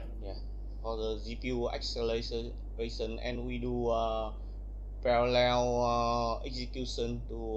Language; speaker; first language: English; non-native, learner; Vietnamese